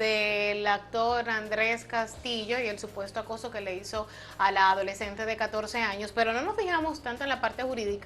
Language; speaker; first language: Spanish; native; Spanish